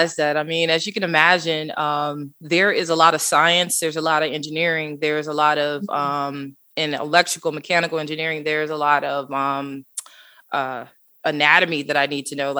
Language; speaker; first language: English; native; English